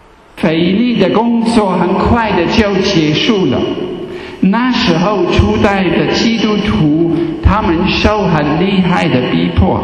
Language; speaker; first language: Chinese; non-native, fluent; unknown